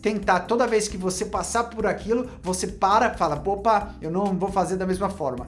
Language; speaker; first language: Portuguese; native; Portuguese